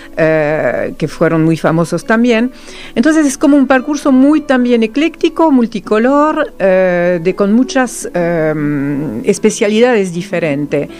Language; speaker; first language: Spanish; non-native, fluent; Serbian